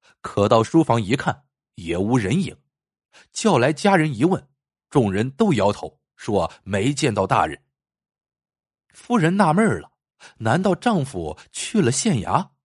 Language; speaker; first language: Chinese; native; Chinese